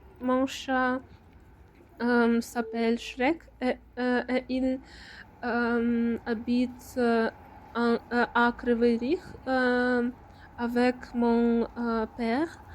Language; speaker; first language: French; non-native, learner; Ukrainian